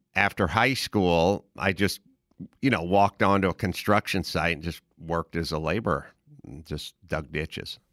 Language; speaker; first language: English; native; English